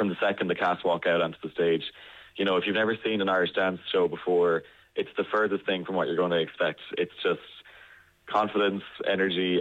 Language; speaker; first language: English; native; English